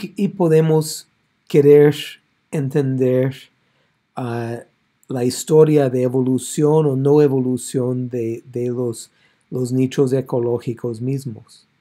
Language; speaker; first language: Spanish; non-native, fluent; English